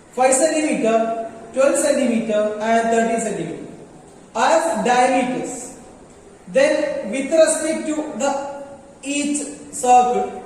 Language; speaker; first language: English; non-native, local second language; Malayalam